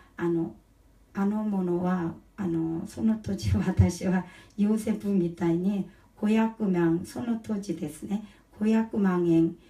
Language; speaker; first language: Japanese; non-native, learner; Korean